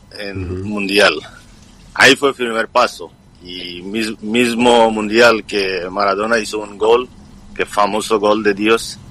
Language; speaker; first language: Spanish; non-native, learner; Bangla